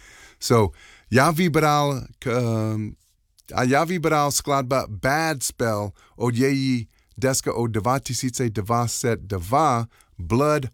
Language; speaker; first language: Czech; non-native, learner; English